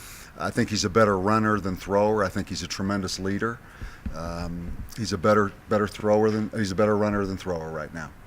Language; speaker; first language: English; native; English